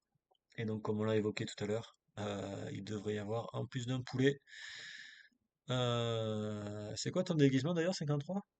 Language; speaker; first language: French; native; French